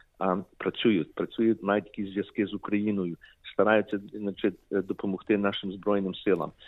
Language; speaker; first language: Ukrainian; early bilingual, heritage; Ukrainian